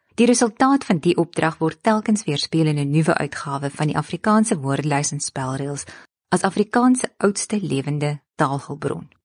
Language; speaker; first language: Afrikaans; native; Afrikaans